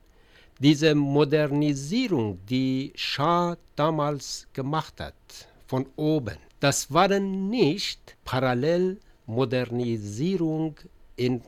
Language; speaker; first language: German; non-native, learner; Persian